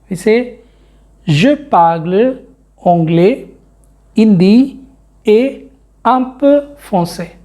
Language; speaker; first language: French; non-native, fluent; Hindi